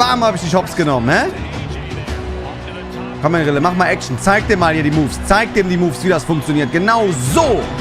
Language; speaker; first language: German; native; German